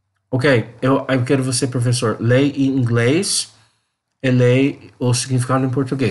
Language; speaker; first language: Portuguese; non-native, learner; English